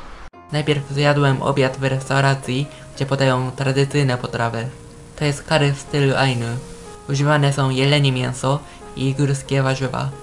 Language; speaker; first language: Polish; non-native, fluent; Japanese